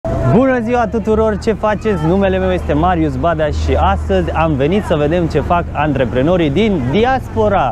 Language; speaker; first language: Romanian; native; Romanian